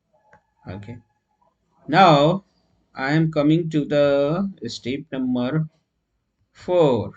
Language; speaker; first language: English; non-native, local second language; Hindi